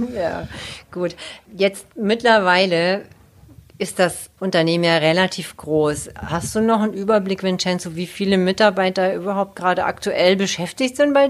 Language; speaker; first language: German; native; German